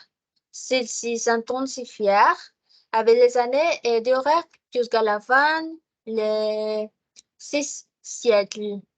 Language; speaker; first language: French; non-native, learner; Spanish